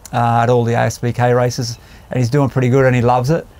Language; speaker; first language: English; native; English